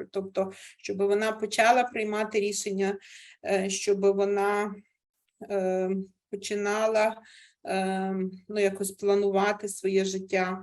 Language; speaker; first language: Ukrainian; native; Ukrainian